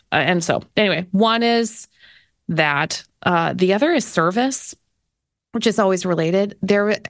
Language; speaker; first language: English; native; English